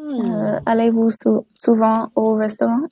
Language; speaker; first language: French; non-native, learner; English